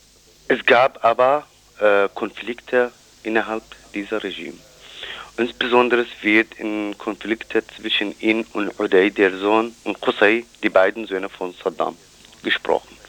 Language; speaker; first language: German; non-native, fluent; Kurdish